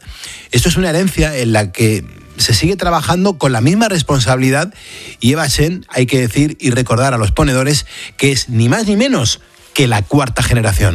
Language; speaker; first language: Spanish; native; Spanish